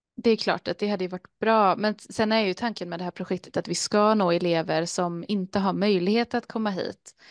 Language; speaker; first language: Swedish; native; Swedish